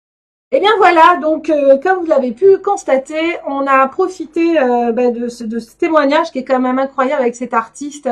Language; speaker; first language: French; native; French